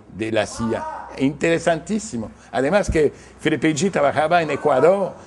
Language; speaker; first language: Spanish; non-native, fluent; English